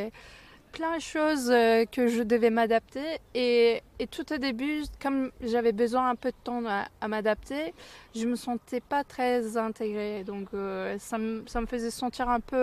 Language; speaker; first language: French; non-native, fluent; Turkish